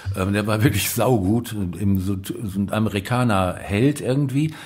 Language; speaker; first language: German; native; German